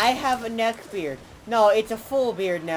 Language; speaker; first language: English; native; English